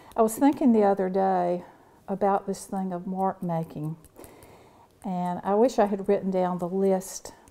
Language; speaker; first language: English; native; English